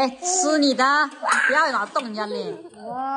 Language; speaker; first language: Chinese; native; Chinese